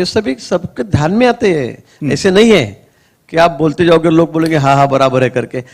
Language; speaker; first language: Hindi; non-native, local second language; Marathi